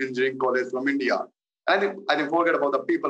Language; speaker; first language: English; non-native, local second language; Hindi